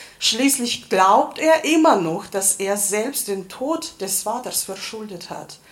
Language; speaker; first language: German; non-native, fluent; Russian